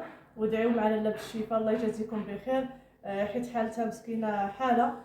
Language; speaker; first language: Arabic; native; Arabic